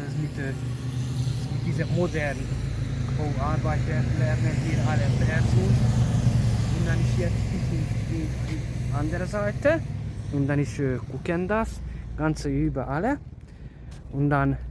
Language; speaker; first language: German; non-native, learner; Hungarian